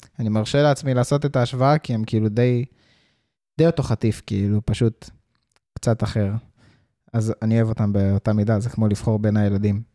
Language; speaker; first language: Hebrew; early bilingual, heritage; Hebrew